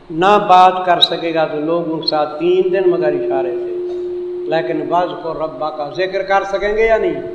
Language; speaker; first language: Urdu; non-native, local second language; Saraiki